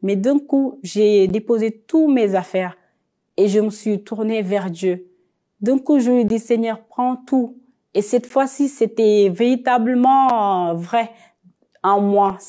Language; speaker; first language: French; native; French